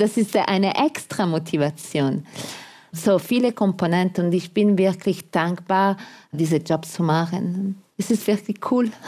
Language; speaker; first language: German; non-native, fluent; Italian